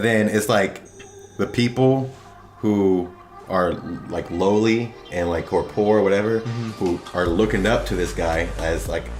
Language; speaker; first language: English; native; English